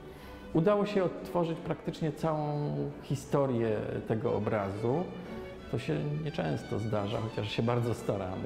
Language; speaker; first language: Polish; native; Polish